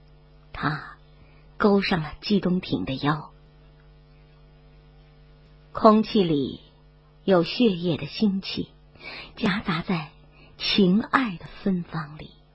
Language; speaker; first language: Chinese; native; Chinese